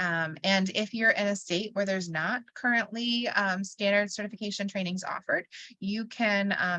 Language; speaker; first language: English; native; English